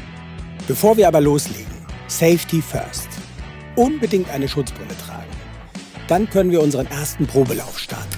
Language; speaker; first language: German; native; German